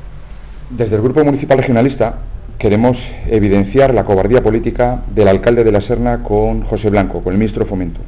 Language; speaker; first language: Spanish; native; Spanish